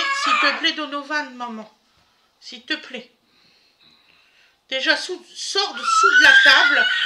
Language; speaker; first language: French; native; French